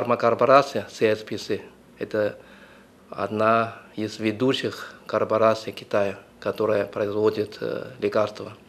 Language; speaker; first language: Russian; non-native, fluent; Chinese